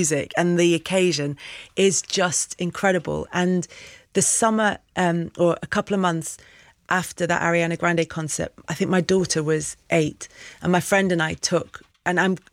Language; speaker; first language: English; native; English